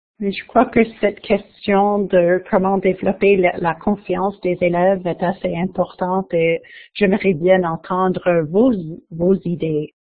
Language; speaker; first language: French; non-native, local second language; English